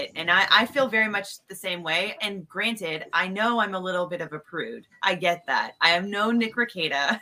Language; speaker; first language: English; native; English